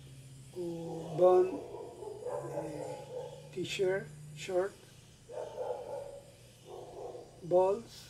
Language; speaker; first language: French; non-native, learner; Spanish